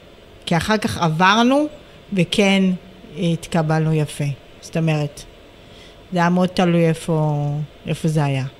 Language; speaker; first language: Hebrew; early bilingual, other home language; Amharic